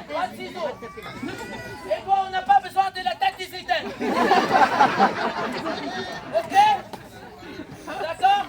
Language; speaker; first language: French; non-native, local second language; Arabic